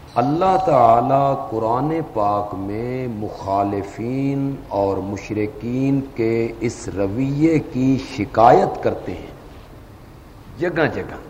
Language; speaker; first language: Urdu; non-native, local second language; Punjabi